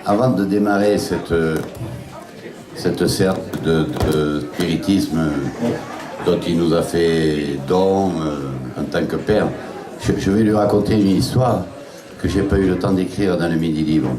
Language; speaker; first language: French; native; French